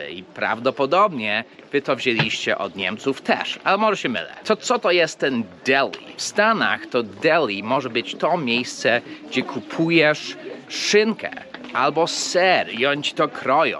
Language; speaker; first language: Polish; early bilingual, heritage; English